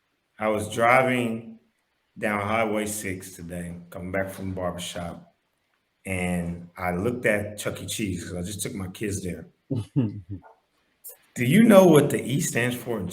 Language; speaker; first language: English; native; English